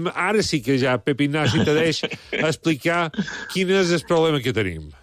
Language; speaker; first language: Catalan; native; Catalan